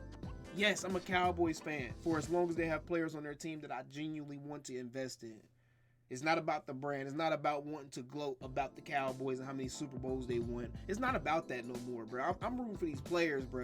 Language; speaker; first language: English; native; English